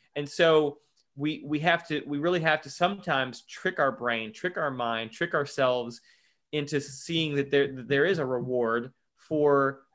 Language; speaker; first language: English; native; English